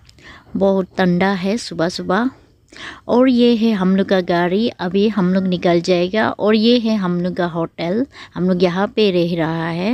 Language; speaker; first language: Hindi; non-native, local second language; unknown